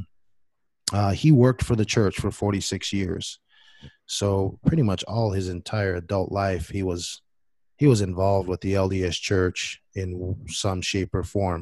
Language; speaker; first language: English; non-native, fluent; Samoan